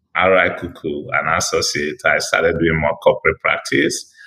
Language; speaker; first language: English; non-native, local second language; Igbo